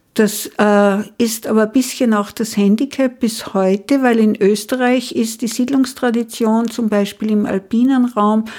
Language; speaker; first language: German; native; German